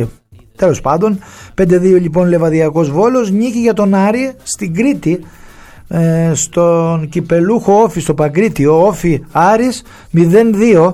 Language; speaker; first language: Greek; native; Greek